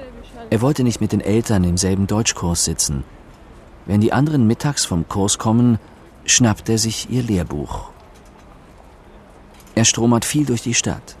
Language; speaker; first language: German; native; German